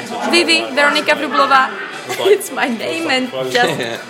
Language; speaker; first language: English; non-native, learner; Czech